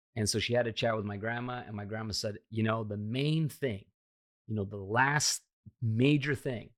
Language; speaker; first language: English; early bilingual, heritage; Hungarian